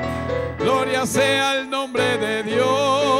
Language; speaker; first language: Spanish; native; Spanish